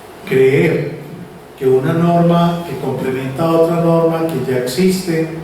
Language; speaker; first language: Spanish; native; Spanish